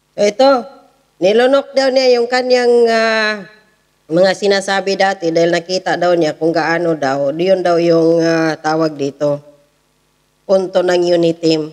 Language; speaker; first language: Filipino; non-native, local second language; Cebuano